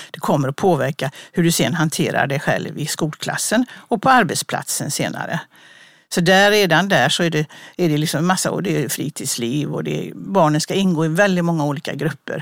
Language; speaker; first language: Swedish; native; Swedish